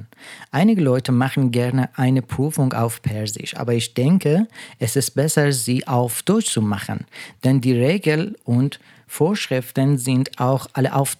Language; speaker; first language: German; non-native, fluent; Persian